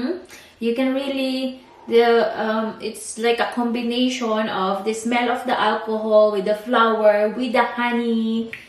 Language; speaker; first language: English; non-native, learner; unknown